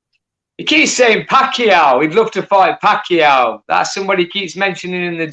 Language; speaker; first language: English; native; English